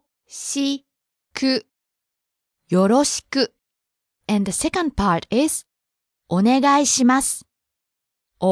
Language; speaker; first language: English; non-native, fluent; Japanese